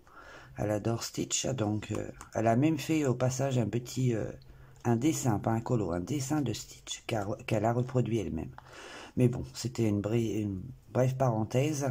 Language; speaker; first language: French; native; French